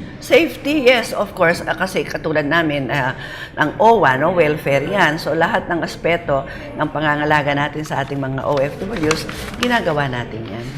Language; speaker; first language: Filipino; non-native, local second language; Pampanga